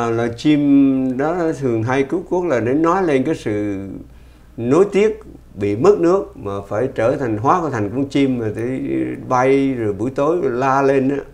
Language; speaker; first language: Vietnamese; native; Vietnamese